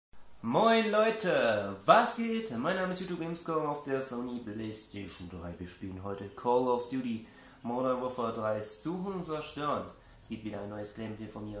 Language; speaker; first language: German; native; German